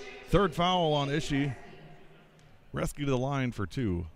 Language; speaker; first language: English; native; English